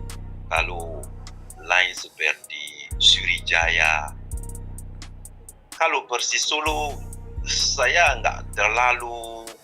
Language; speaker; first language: Indonesian; non-native, fluent; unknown